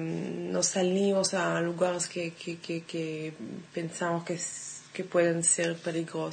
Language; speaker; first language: Spanish; non-native, fluent; Hebrew